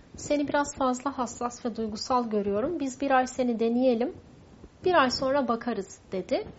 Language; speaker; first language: Turkish; non-native, local second language; Kurdish